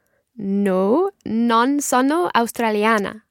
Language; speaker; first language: Italian; non-native, learner; English